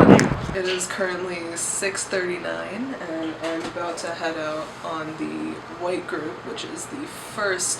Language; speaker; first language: English; native; English